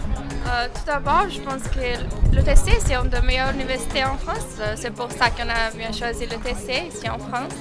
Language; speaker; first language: French; non-native, fluent; Portuguese